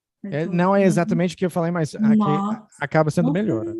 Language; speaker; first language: Portuguese; non-native, fluent; English